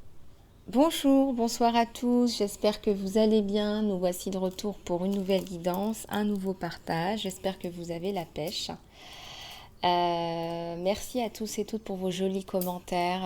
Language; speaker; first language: French; native; French